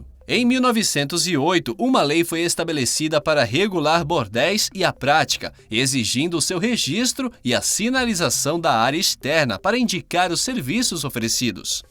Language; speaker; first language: Portuguese; native; Portuguese